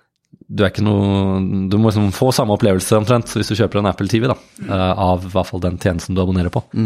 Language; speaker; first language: Norwegian; native; Norwegian